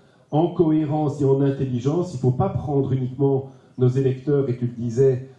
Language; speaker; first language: French; native; French